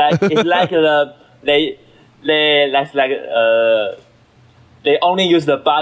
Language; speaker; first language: English; non-native, learner; Chinese